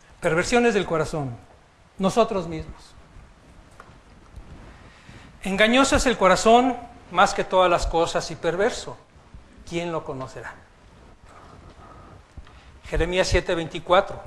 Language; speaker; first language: Spanish; native; Spanish